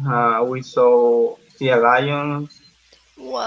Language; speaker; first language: English; non-native, learner; Spanish